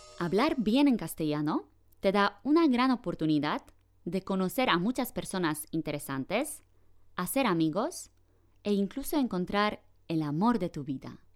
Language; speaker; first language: Spanish; non-native, fluent; Polish